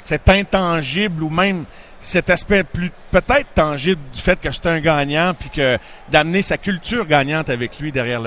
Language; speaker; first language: French; native; French